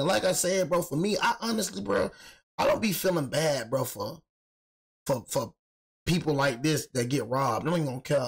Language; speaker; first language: English; native; English